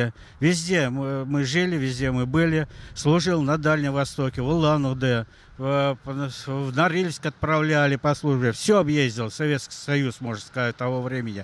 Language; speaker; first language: Russian; native; Russian